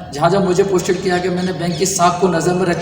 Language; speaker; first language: Hindi; native; Hindi